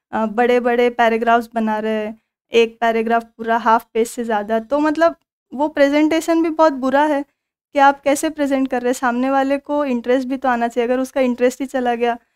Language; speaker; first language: Hindi; non-native, local second language; Marathi